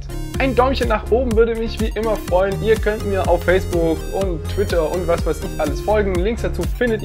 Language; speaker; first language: German; native; German